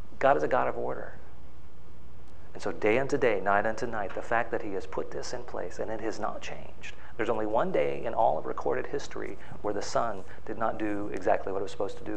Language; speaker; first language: English; native; English